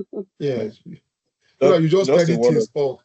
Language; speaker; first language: English; non-native, local second language; Yoruba